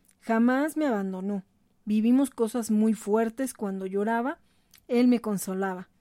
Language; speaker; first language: Spanish; native; Spanish